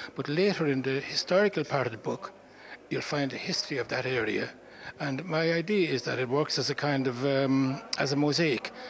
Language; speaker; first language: English; native; English